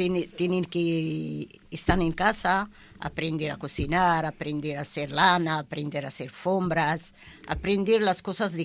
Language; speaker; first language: Spanish; non-native, learner; Arabic